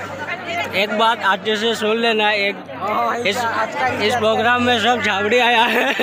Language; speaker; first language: Hindi; non-native, local second language; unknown